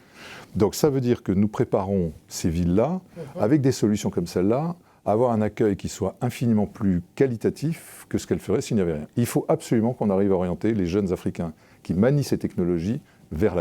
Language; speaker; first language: French; native; French